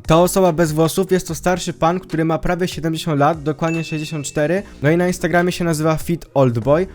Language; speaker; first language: Polish; native; Polish